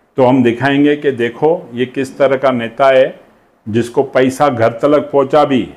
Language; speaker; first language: Hindi; non-native, local second language; Sindhi